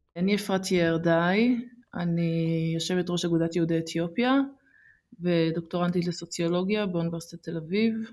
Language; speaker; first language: Hebrew; early bilingual, other home language; Amharic